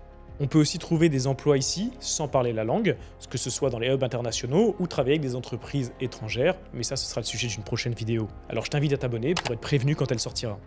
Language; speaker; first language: French; native; French